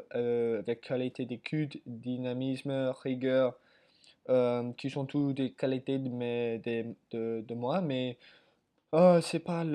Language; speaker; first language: French; non-native, learner; English